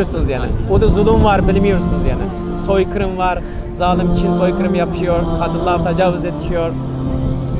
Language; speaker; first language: Turkish; non-native, fluent; Uyghur